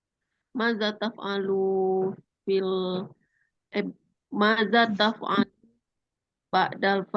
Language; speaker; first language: Arabic; non-native, learner; Indonesian